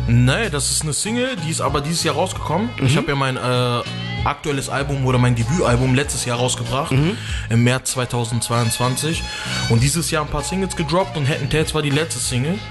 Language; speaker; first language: German; early bilingual, other home language; Portuguese